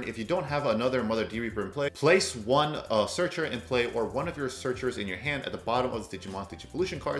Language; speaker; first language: English; native; English